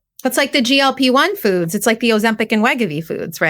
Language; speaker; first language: English; native; English